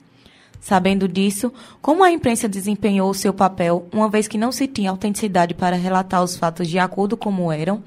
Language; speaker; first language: Portuguese; native; Portuguese